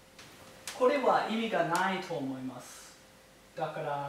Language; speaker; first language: Japanese; non-native, learner; English